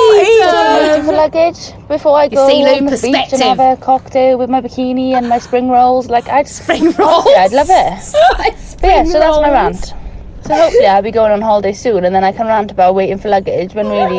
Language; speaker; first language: English; native; English